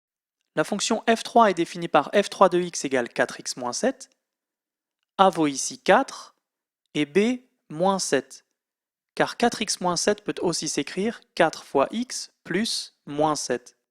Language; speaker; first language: French; native; French